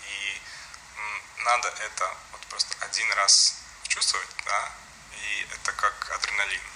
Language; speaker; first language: Russian; non-native, local second language; Latvian